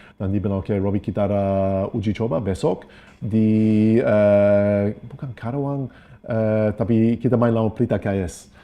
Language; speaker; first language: Indonesian; non-native, fluent; English